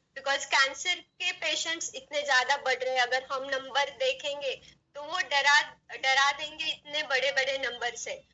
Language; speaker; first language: Hindi; non-native, local second language; Marathi